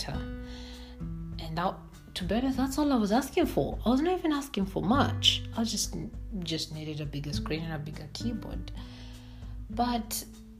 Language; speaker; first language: English; non-native, local second language; Swahili